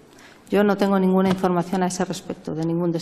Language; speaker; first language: Spanish; native; Spanish